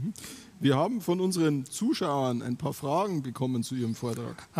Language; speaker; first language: German; native; German